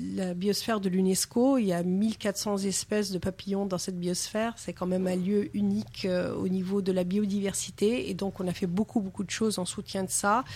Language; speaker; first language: French; non-native, fluent; English